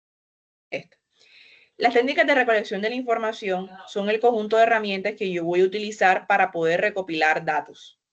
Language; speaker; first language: Spanish; native; Spanish